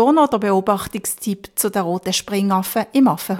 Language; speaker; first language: German; native; German